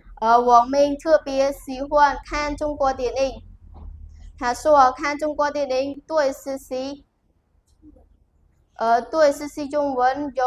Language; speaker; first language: Chinese; non-native, learner; Khmer